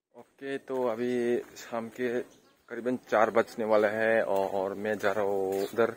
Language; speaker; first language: Hindi; non-native, local second language; Kok Borok